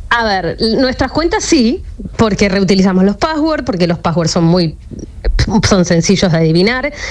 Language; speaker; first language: Spanish; native; Spanish